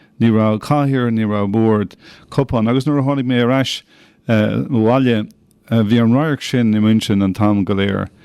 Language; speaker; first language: Irish; non-native, local second language; English